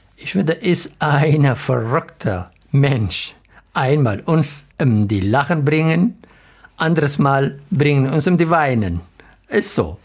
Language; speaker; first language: German; non-native, learner; Arabic